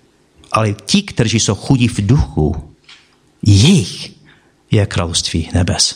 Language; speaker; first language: Czech; non-native, fluent; English